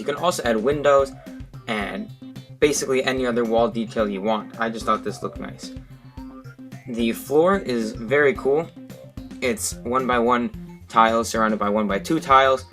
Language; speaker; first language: English; native; English